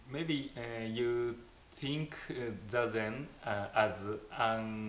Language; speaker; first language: English; non-native, fluent; Japanese